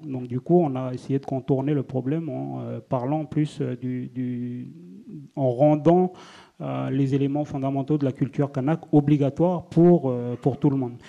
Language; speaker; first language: French; non-native, local second language; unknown